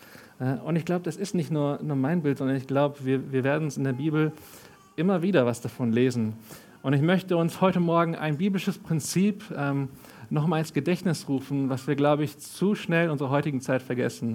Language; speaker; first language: German; native; German